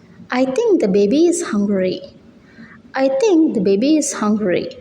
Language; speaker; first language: English; non-native, local second language; Tamil